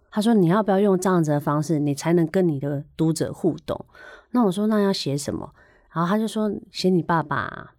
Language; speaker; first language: Chinese; native; Chinese